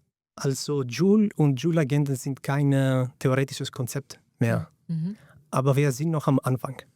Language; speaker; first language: German; non-native, fluent; Greek